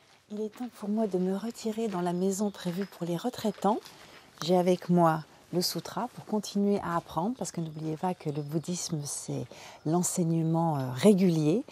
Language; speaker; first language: French; native; French